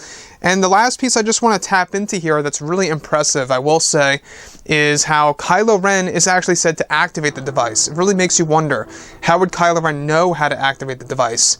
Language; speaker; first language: English; native; English